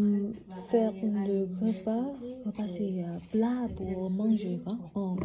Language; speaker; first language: French; non-native, learner; Vietnamese